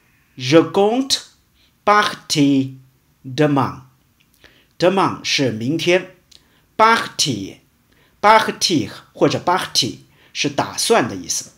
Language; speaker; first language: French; non-native, fluent; Chinese